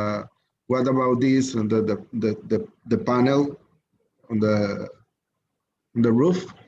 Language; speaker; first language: English; non-native, learner; Spanish